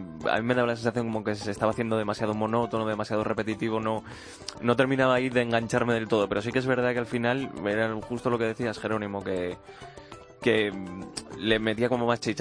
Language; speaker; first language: Spanish; native; Spanish